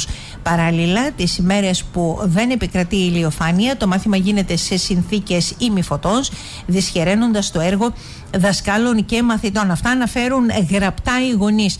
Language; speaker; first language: Greek; native; Greek